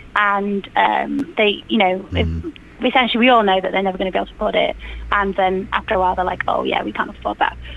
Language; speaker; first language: English; native; English